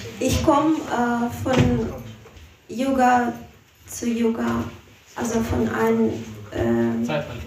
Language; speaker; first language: German; non-native, learner; Russian